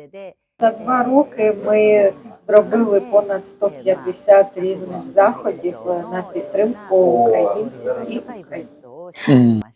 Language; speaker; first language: Ukrainian; non-native, fluent; Japanese